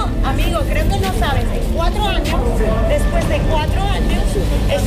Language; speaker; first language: Spanish; non-native, learner; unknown